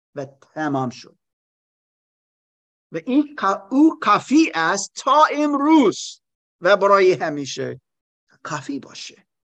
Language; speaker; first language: Persian; non-native, learner; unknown